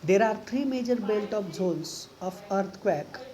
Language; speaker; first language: English; non-native, local second language; Marathi